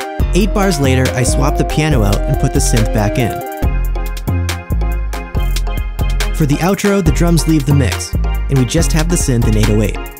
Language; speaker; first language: English; native; English